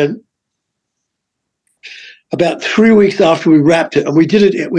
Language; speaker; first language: English; native; English